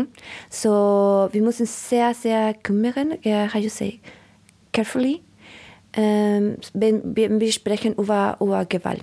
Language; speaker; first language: German; non-native, learner; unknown